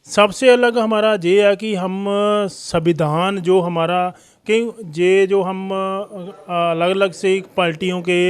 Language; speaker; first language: Hindi; non-native, local second language; Punjabi